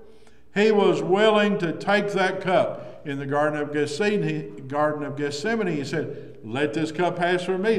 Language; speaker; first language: English; native; English